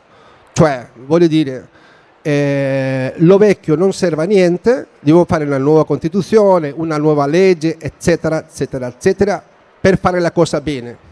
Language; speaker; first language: Italian; non-native, fluent; Spanish